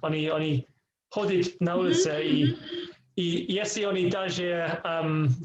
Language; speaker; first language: Russian; non-native, learner; English